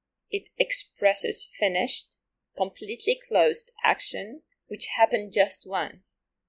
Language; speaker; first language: English; non-native, fluent; Polish